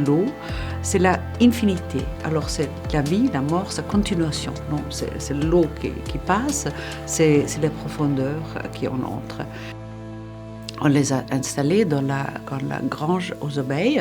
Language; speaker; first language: French; non-native, fluent; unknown